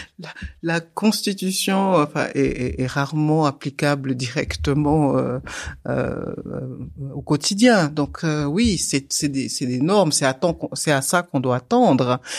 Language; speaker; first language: French; early bilingual, other home language; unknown